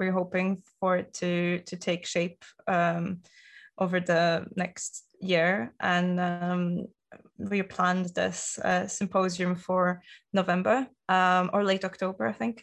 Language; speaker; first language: English; non-native, fluent; Polish